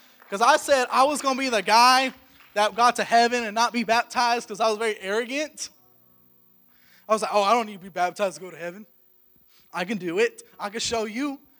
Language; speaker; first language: English; native; English